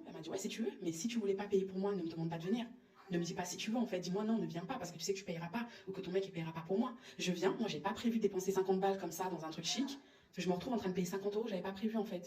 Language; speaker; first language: French; native; French